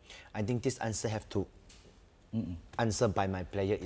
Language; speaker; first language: English; non-native, local second language; Malay